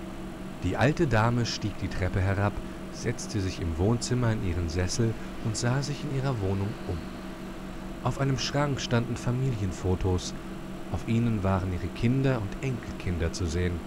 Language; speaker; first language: German; native; German